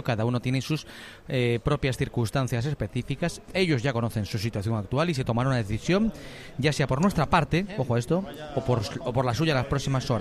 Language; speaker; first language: Spanish; native; Spanish